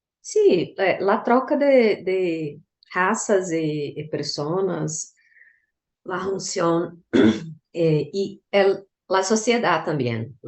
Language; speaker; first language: Spanish; non-native, learner; Portuguese